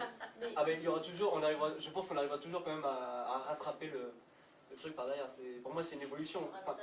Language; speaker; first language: French; native; French